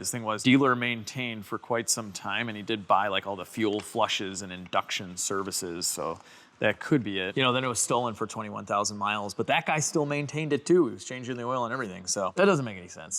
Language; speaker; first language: English; native; English